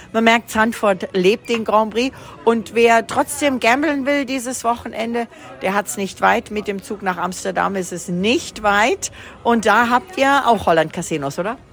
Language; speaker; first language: German; native; German